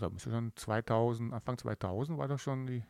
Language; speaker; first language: German; native; German